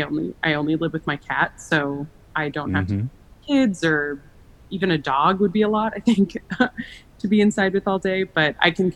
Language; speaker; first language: English; native; English